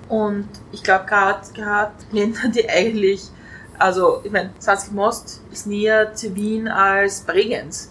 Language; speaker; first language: German; native; German